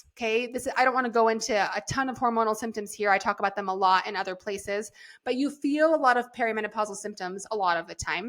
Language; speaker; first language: English; native; English